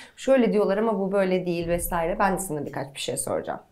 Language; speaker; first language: Turkish; native; Turkish